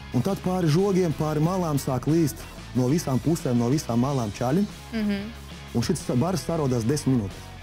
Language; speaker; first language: Latvian; non-native, local second language; Russian